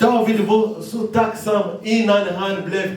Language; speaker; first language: Swedish; non-native, fluent; Lingala